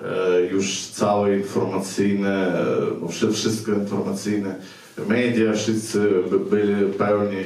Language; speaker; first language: Polish; non-native, fluent; Ukrainian